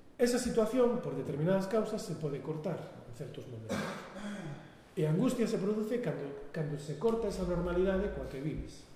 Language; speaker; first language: Galician; non-native, local second language; Spanish